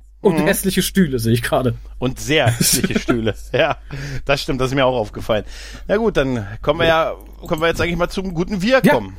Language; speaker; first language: German; native; German